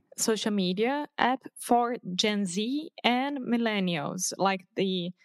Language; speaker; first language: English; non-native, fluent; Portuguese